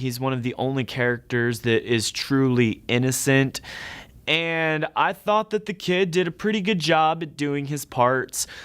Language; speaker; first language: English; native; English